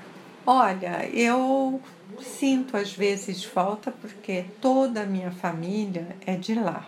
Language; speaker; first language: Portuguese; early bilingual, other home language; French